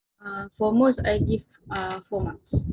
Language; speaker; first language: English; non-native, learner; Malay